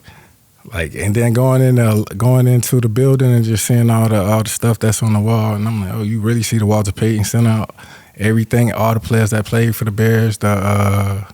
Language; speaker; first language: English; native; English